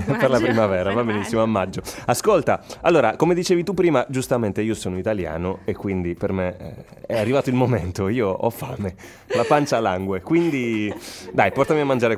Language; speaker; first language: Italian; native; Italian